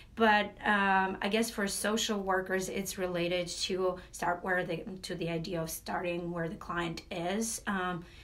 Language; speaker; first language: English; non-native, fluent; Latvian